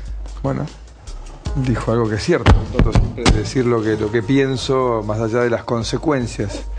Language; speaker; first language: Spanish; native; Spanish